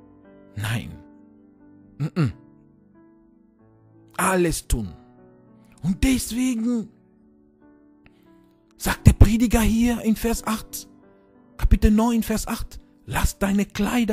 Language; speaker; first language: German; non-native, fluent; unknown